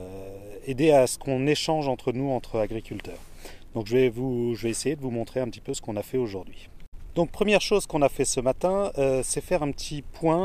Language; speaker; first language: French; native; French